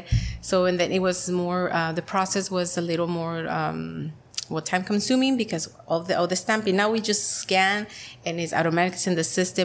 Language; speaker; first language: English; non-native, fluent; Spanish